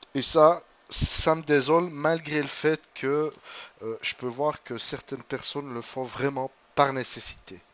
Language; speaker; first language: French; native; French